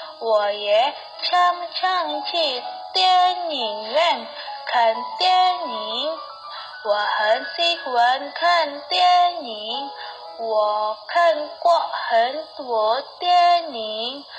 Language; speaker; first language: Chinese; non-native, learner; Indonesian